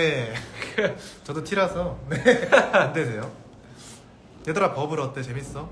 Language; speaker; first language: Korean; native; Korean